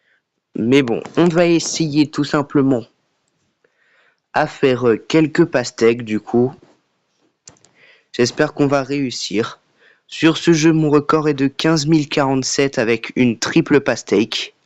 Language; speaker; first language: French; native; French